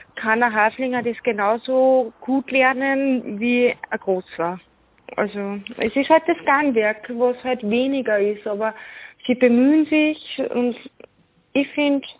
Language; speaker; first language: German; native; German